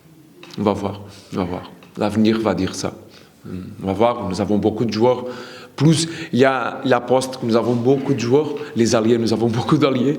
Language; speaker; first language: French; non-native, learner; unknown